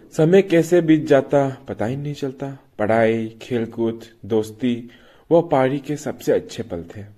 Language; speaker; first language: Hindi; non-native, local second language; Manipuri